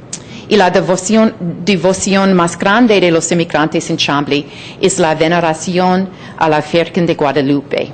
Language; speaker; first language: Spanish; non-native, fluent; English